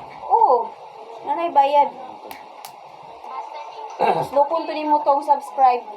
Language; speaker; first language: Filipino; non-native, local second language; Cebuano